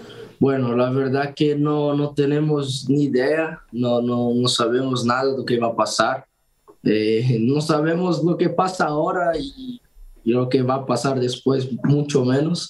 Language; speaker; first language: Spanish; non-native, fluent; Portuguese